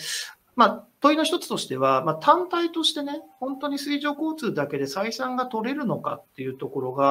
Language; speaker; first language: Japanese; native; Japanese